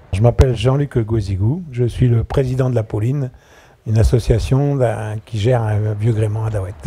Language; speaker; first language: French; native; French